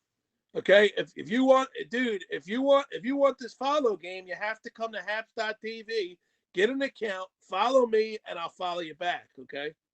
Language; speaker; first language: English; native; English